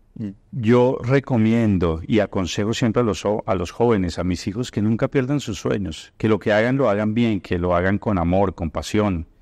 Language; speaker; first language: Spanish; native; Spanish